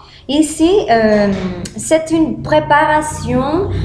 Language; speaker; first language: French; non-native, learner; Spanish